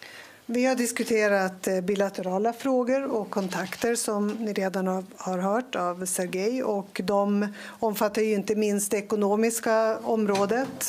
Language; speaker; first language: Swedish; native; Swedish